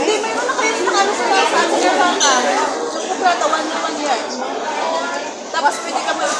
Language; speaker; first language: Filipino; non-native, local second language; Hiligaynon